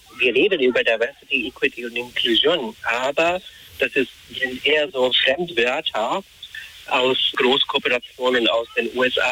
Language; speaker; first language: German; non-native, fluent; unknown